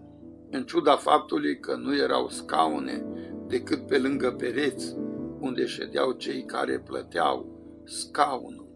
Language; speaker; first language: Romanian; native; Romanian